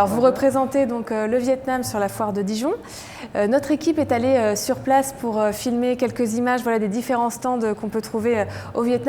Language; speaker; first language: French; native; French